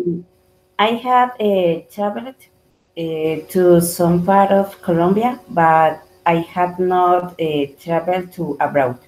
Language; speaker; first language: English; non-native, learner; Spanish